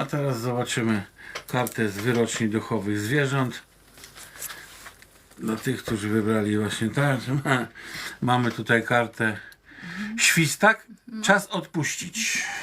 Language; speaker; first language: Polish; native; Polish